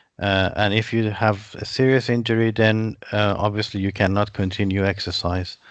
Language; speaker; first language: English; non-native, fluent; Persian